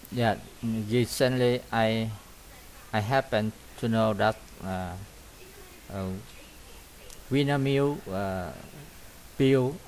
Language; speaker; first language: English; non-native, learner; Vietnamese